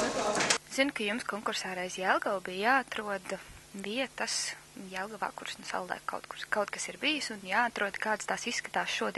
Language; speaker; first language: Latvian; native; Latvian